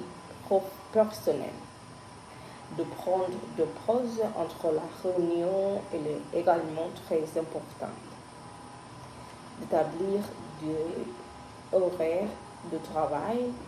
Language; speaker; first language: French; non-native, learner; Spanish